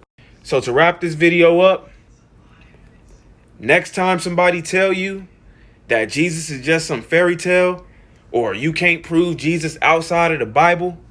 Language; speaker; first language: English; native; English